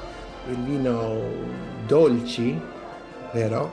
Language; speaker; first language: Italian; non-native, learner; English